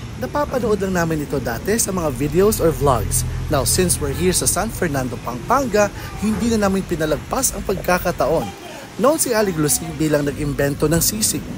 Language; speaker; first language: Filipino; native; Filipino